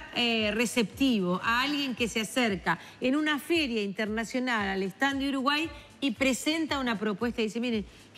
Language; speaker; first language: Spanish; native; Spanish